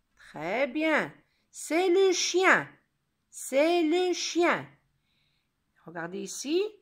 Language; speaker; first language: French; non-native, local second language; Arabic